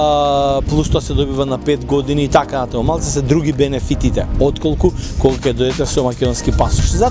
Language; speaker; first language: Macedonian; native; Macedonian